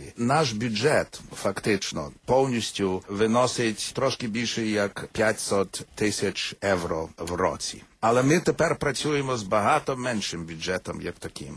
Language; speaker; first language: Ukrainian; early bilingual, heritage; Ukrainian